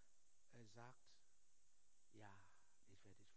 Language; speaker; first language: German; non-native, learner; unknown